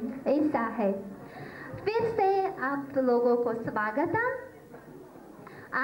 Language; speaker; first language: Hindi; non-native, fluent; Tajik